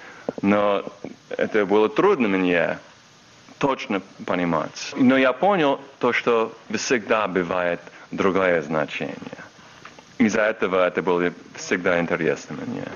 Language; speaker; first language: Russian; non-native, learner; English